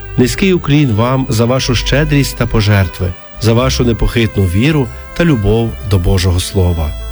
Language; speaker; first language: Ukrainian; native; Ukrainian